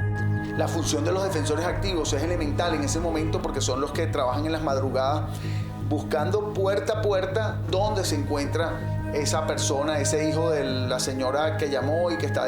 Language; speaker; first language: Spanish; native; Spanish